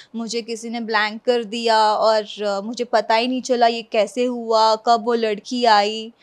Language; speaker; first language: Hindi; non-native, local second language; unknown